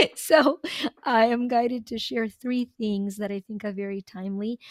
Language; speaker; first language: English; non-native, fluent; Ukrainian